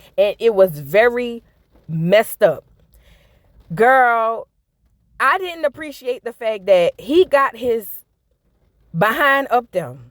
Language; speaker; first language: English; native; English